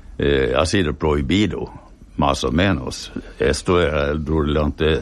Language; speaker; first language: Spanish; non-native, fluent; Swedish